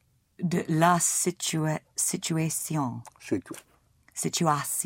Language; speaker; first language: French; non-native, learner; English